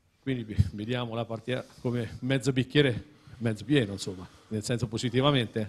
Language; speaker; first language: Italian; native; Italian